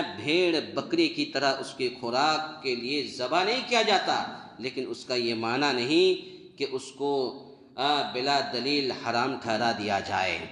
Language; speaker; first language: Urdu; native; Urdu